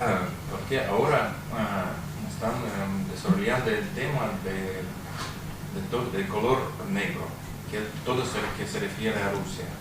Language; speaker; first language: Spanish; non-native, fluent; Russian